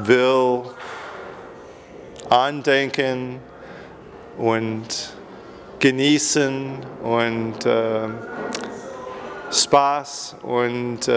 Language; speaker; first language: German; non-native, learner; English